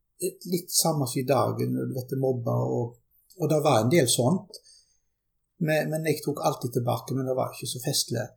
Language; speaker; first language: Norwegian; early bilingual, other home language; German